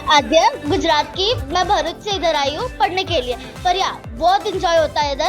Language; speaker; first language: Hindi; non-native, local second language; Gujarati